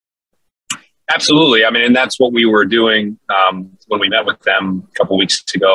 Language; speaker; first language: English; native; English